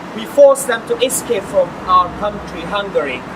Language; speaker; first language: English; non-native, fluent; Hungarian